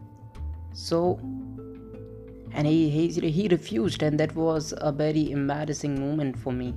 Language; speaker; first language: English; non-native, local second language; Hindi